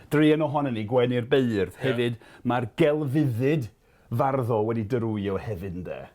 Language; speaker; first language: Welsh; non-native, fluent; English